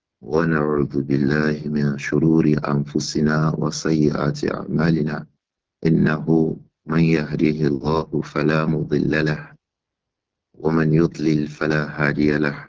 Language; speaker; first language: Arabic; non-native, fluent; Yoruba